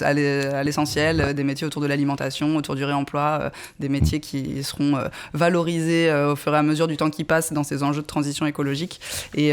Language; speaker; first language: French; native; French